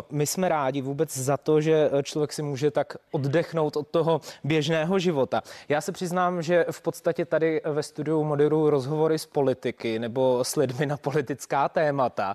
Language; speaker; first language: Czech; native; Czech